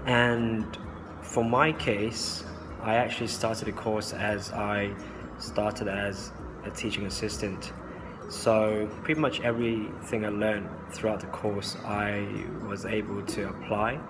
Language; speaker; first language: English; non-native, local second language; Cantonese